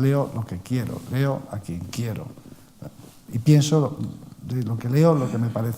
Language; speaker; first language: Spanish; native; Spanish